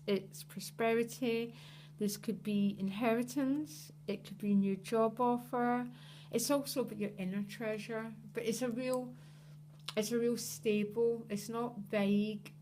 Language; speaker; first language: English; native; English